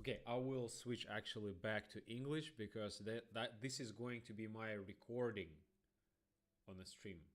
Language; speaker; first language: English; non-native, fluent; Russian